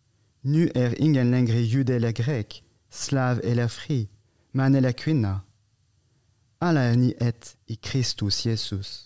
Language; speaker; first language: Swedish; non-native, fluent; French